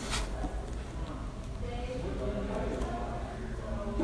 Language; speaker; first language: English; non-native, local second language; Filipino